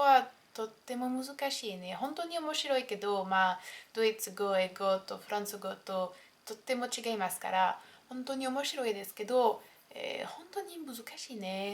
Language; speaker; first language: Japanese; non-native, learner; French